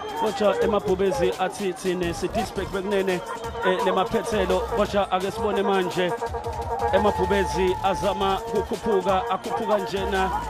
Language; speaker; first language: Zulu; non-native, local second language; Swati